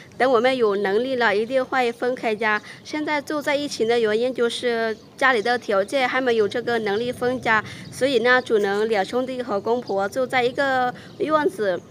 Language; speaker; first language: Chinese; non-native, fluent; Lao